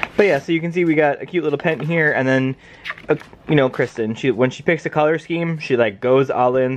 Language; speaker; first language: English; native; English